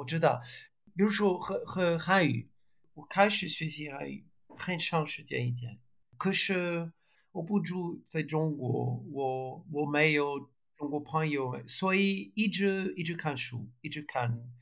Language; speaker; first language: Chinese; non-native, learner; French